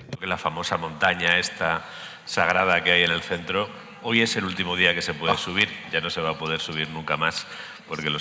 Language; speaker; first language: Spanish; native; Spanish